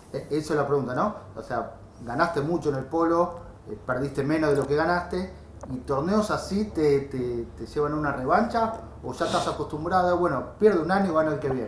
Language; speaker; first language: Spanish; native; Spanish